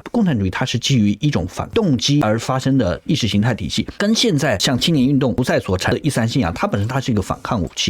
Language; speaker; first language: Chinese; native; Chinese